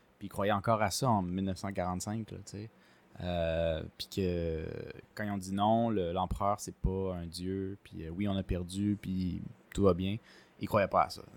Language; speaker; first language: French; native; French